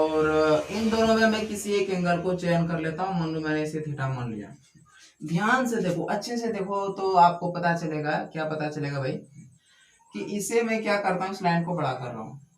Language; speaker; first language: Hindi; native; Hindi